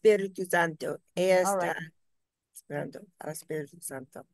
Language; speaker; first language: Spanish; non-native, fluent; English